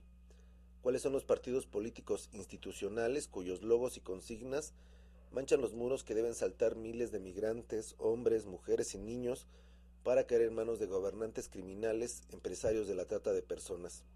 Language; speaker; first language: Spanish; native; Spanish